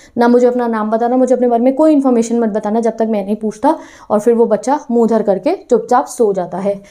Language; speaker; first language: Hindi; non-native, local second language; Punjabi